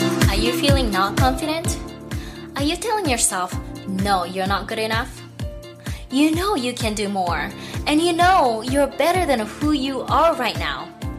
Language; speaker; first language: English; non-native, fluent; Japanese